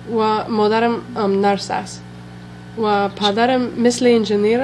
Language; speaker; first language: Persian; non-native, local second language; English